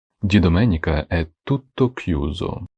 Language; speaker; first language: Italian; non-native, fluent; Ukrainian